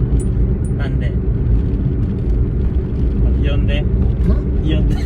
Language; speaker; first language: Japanese; non-native, learner; Filipino